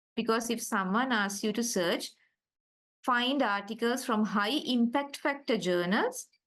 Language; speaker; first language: English; non-native, local second language; Sinhala